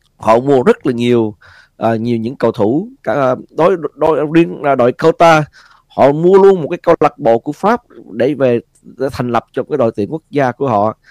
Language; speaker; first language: Vietnamese; early bilingual, heritage; Vietnamese